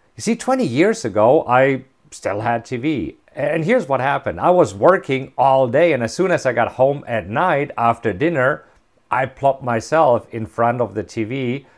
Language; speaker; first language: English; non-native, fluent; German